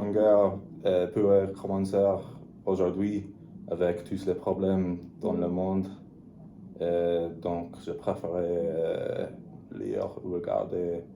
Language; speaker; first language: French; non-native, learner; English